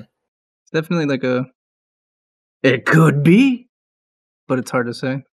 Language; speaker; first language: English; native; English